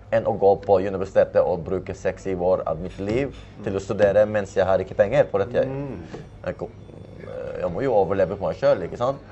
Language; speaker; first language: Norwegian; non-native, fluent; Filipino